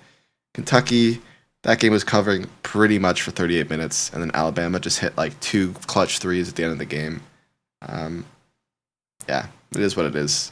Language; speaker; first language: English; native; English